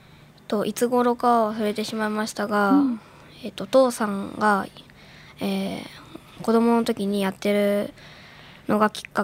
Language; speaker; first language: Japanese; native; Japanese